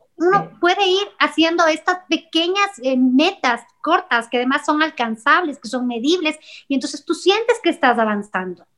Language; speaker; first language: Spanish; native; Spanish